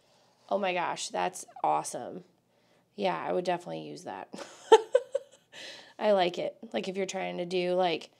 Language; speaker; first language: English; native; English